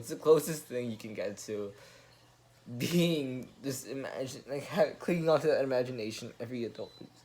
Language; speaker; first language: English; native; English